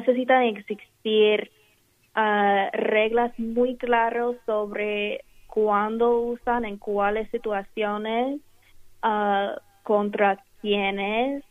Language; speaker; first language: Spanish; non-native, fluent; English